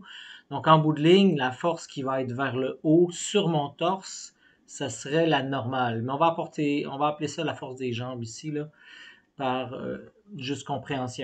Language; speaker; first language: French; native; French